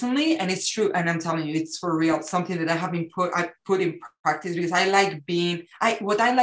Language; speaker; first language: English; non-native, fluent; Spanish